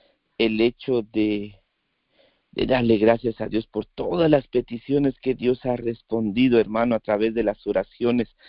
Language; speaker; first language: Spanish; native; Spanish